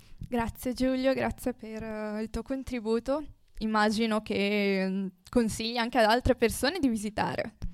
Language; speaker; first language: Italian; native; Italian